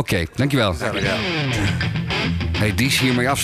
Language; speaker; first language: Dutch; native; Dutch